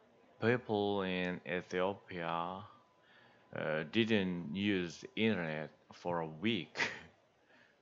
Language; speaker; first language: English; non-native, learner; Korean